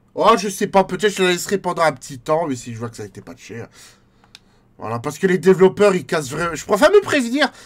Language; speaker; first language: French; native; French